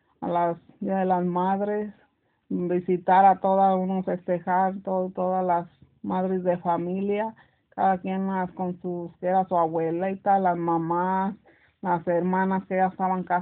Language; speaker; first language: Spanish; native; Spanish